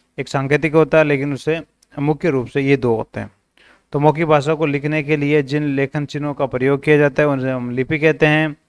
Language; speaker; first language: Hindi; native; Hindi